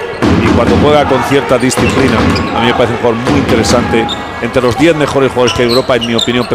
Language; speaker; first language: Spanish; native; Spanish